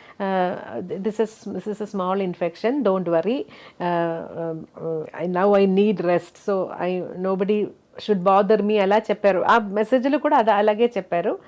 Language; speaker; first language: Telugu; non-native, learner; Malayalam